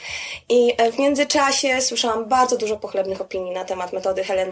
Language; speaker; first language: Polish; native; Polish